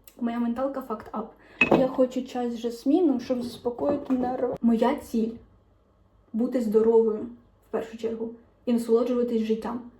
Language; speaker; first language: Ukrainian; non-native, local second language; Russian